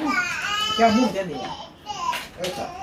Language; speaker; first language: Korean; native; Korean